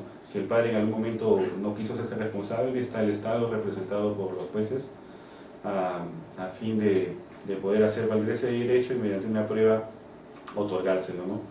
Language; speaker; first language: Spanish; native; Spanish